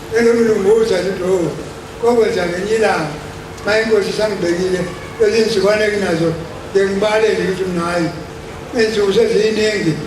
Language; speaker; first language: Zulu; native; Zulu